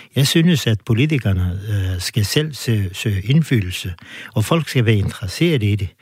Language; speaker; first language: Danish; non-native, fluent; Turkish